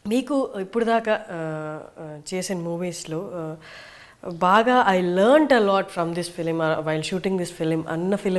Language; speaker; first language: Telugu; native; Telugu